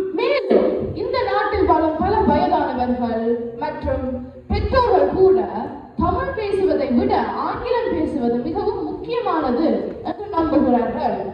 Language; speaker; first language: Tamil; early bilingual, heritage; Tamil